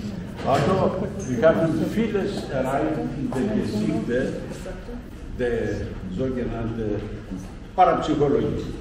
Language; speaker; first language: German; non-native, fluent; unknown